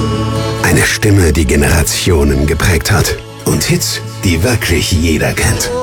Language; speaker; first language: German; native; German